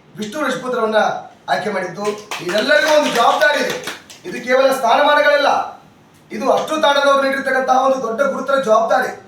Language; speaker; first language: Kannada; non-native, local second language; Lambadi